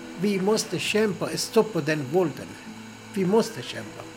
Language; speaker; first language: Swedish; non-native, fluent; Persian